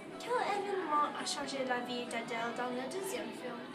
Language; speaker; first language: French; non-native, learner; English